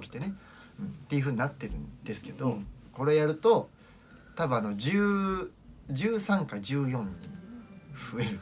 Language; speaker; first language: Japanese; native; Japanese